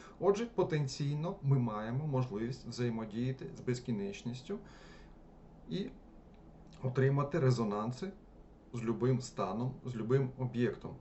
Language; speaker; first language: Ukrainian; non-native, local second language; Russian